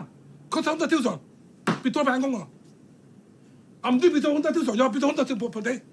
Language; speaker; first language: Swedish; non-native, learner; Somali